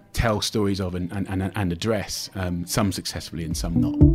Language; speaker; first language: English; native; English